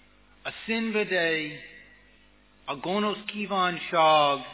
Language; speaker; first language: Hungarian; non-native, fluent; English